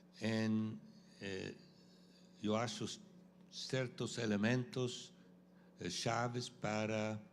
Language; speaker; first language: Portuguese; non-native, fluent; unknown